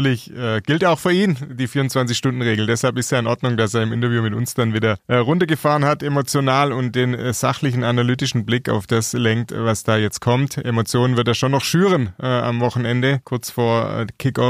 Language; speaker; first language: German; native; German